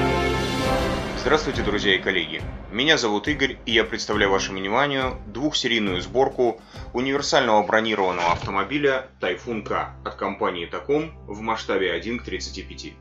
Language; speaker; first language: Russian; native; Russian